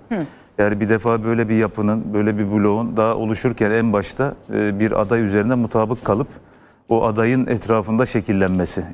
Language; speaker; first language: Turkish; native; Turkish